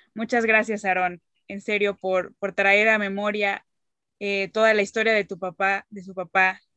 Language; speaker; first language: Spanish; native; Spanish